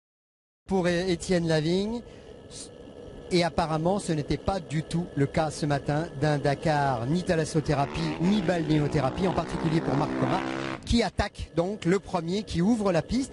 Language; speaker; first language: French; native; French